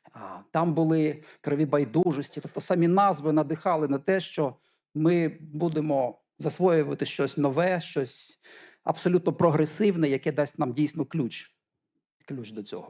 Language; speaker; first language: Ukrainian; native; Ukrainian